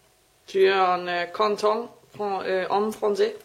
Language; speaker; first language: French; non-native, learner; Danish